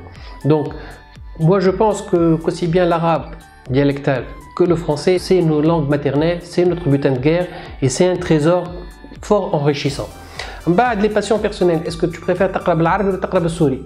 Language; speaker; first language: French; non-native, local second language; Arabic